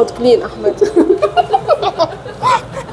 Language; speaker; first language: English; non-native, local second language; Arabic